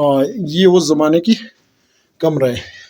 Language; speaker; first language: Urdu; non-native, local second language; Pashto